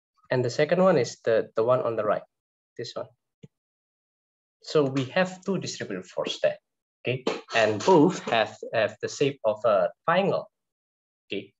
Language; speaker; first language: English; non-native, fluent; Indonesian